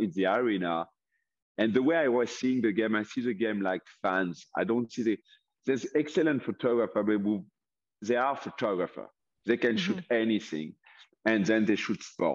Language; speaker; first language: English; non-native, fluent; French